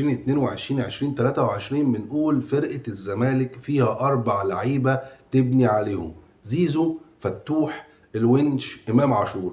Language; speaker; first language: Arabic; native; Arabic